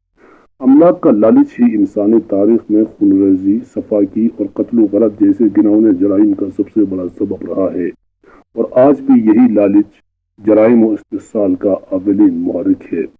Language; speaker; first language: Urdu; non-native, local second language; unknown